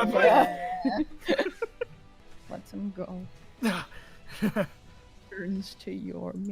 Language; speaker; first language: English; native; English